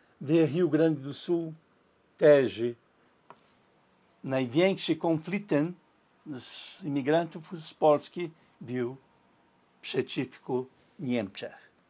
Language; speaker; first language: Polish; early bilingual, heritage; Portuguese